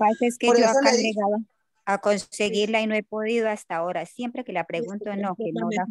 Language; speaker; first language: Spanish; native; Spanish